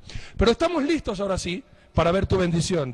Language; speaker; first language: Spanish; native; Spanish